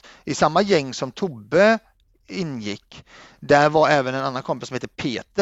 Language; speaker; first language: Swedish; early bilingual, other home language; Arabic